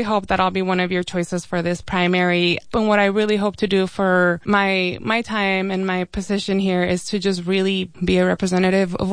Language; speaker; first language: English; early bilingual, other home language; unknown